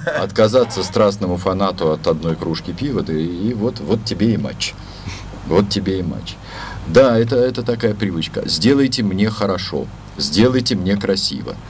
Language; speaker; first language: Russian; native; Russian